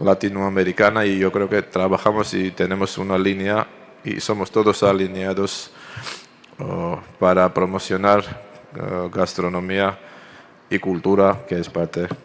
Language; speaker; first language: Spanish; non-native, fluent; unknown